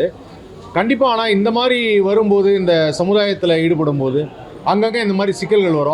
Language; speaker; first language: Tamil; native; Tamil